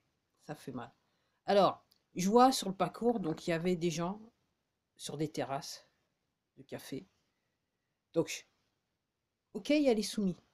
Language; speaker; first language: French; native; French